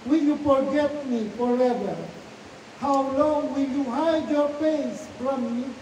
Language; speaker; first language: English; non-native, local second language; Filipino